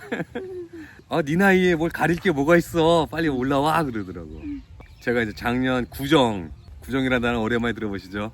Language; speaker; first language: Korean; native; Korean